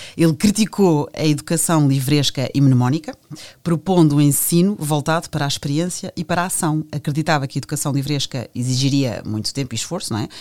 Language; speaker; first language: Portuguese; native; Portuguese